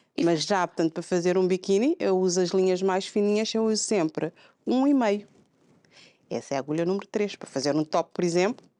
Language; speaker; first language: Portuguese; non-native, local second language; Kabuverdianu